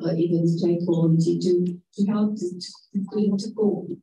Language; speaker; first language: English; non-native, fluent; Indonesian